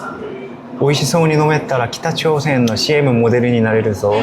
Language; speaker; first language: Japanese; non-native, fluent; Korean